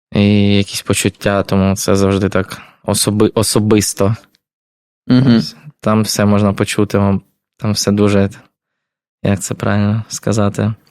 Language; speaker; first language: Ukrainian; non-native, local second language; Russian